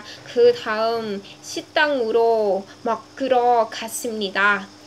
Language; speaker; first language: Korean; non-native, learner; Vietnamese